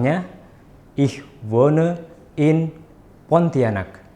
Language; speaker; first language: German; non-native, fluent; Indonesian